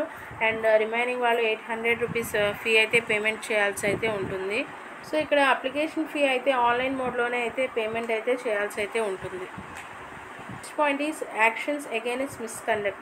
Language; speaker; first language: Telugu; native; Telugu